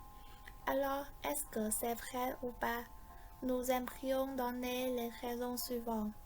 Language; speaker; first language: French; non-native, fluent; Vietnamese